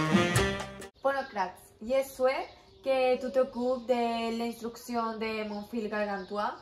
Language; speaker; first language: French; non-native, learner; Spanish